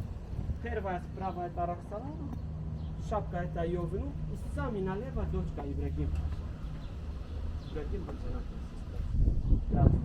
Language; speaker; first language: Russian; non-native, learner; Turkish